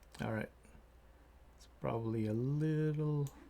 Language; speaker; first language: English; native; English